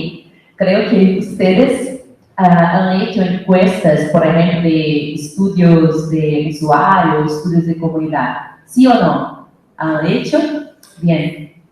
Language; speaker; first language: Spanish; non-native, fluent; Portuguese